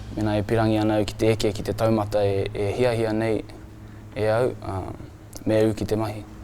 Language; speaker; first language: Māori; native; Māori